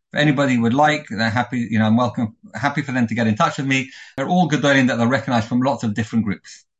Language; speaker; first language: English; native; English